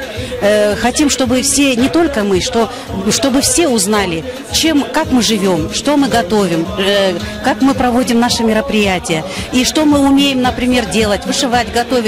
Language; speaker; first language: Russian; native; Russian